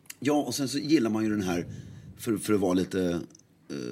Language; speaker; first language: Swedish; native; Swedish